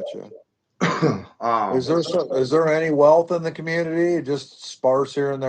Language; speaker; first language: English; native; English